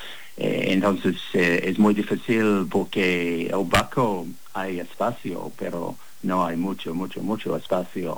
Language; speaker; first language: Spanish; non-native, learner; English